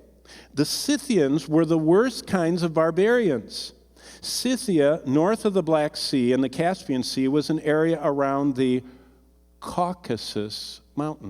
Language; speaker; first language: English; native; English